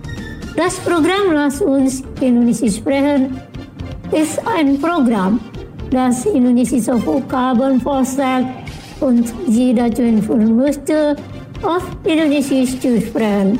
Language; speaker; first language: German; non-native, fluent; Indonesian